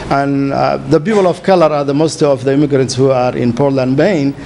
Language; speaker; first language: English; non-native, fluent; Somali